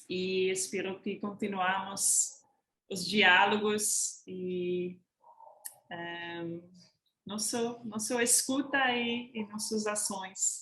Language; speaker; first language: Portuguese; non-native, fluent; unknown